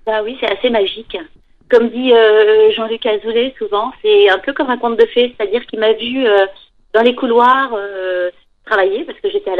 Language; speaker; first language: French; native; French